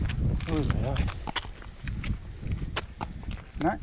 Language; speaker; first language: Vietnamese; non-native, learner; English